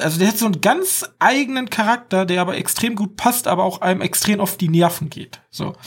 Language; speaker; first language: German; native; German